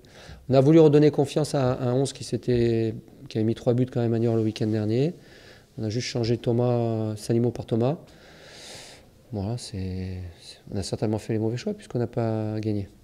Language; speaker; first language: French; native; French